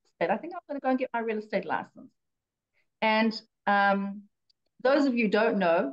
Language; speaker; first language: English; native; English